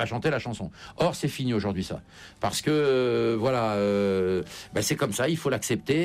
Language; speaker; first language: French; native; French